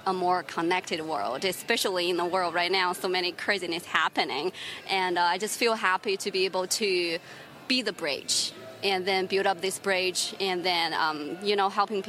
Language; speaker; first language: English; non-native, fluent; Chinese